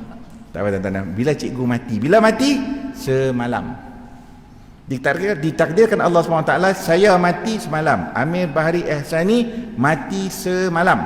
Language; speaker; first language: Malay; native; Malay